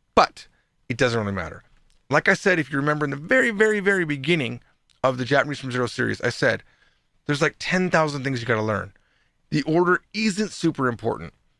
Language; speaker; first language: English; native; English